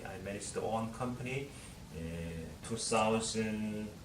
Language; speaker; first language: English; non-native, learner; Korean